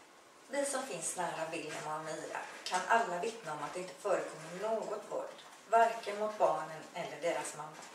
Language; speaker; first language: Swedish; native; Swedish